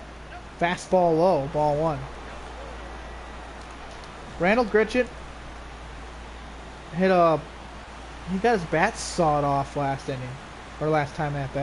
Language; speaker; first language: English; native; English